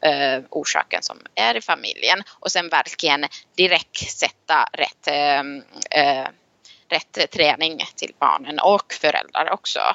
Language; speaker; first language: Swedish; non-native, local second language; Finnish